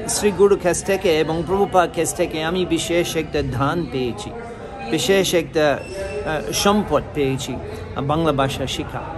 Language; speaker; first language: Bangla; non-native, fluent; English